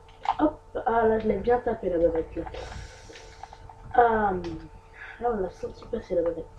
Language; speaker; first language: French; native; French